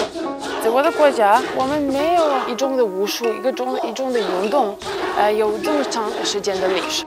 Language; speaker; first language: Chinese; non-native, fluent; Serbian